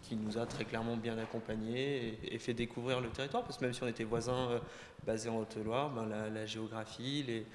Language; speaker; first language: French; native; French